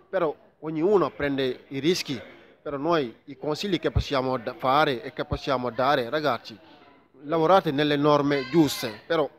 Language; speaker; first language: Italian; non-native, fluent; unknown